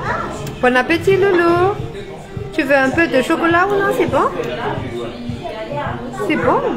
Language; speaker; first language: French; non-native, local second language; Malagasy